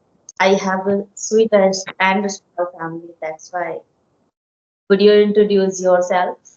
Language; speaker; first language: English; non-native, learner; Hindi